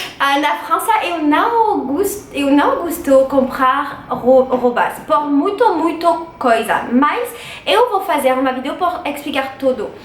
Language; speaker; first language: Portuguese; non-native, learner; French